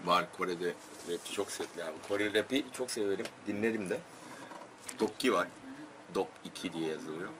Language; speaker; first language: Turkish; non-native, fluent; Korean